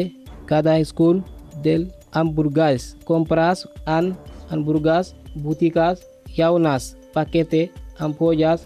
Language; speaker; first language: Catalan; non-native, learner; Spanish